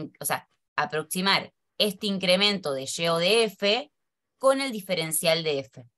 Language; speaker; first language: Spanish; native; Spanish